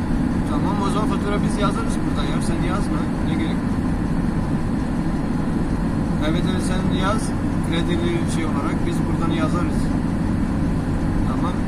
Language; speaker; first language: Turkish; non-native, learner; Urdu